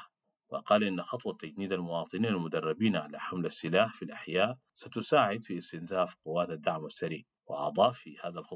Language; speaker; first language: Arabic; native; Arabic